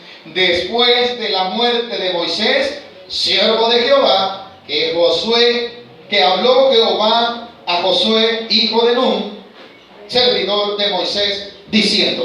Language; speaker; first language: Spanish; native; Spanish